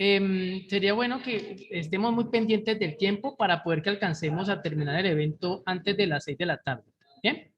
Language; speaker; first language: Spanish; native; Spanish